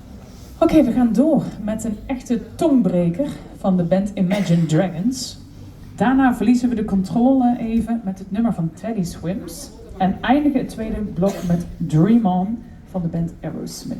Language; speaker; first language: Dutch; native; Dutch